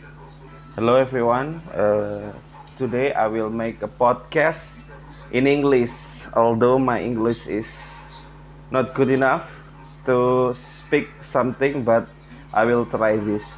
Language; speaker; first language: English; non-native, learner; Indonesian